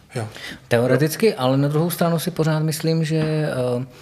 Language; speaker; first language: Czech; native; Czech